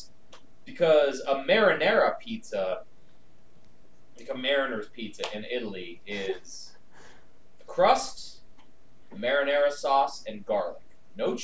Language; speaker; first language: English; native; English